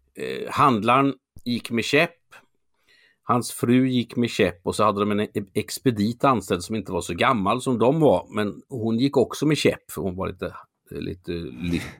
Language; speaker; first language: Swedish; native; Swedish